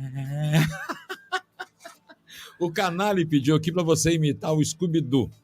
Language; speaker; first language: Portuguese; native; Portuguese